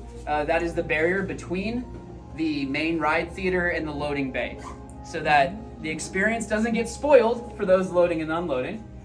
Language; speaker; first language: English; native; English